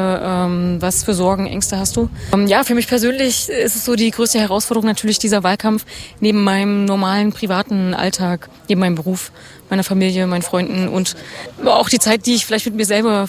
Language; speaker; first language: German; native; German